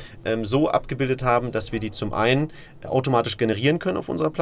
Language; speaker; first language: German; native; German